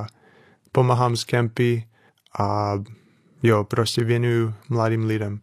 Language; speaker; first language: Czech; non-native, fluent; English